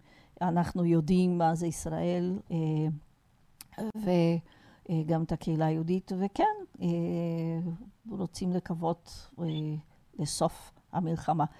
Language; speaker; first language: Hebrew; non-native, fluent; Portuguese